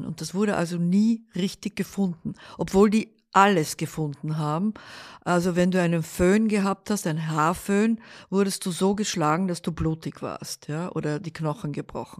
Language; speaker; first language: German; early bilingual, other home language; Dutch